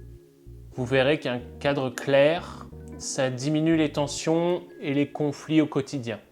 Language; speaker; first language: French; native; French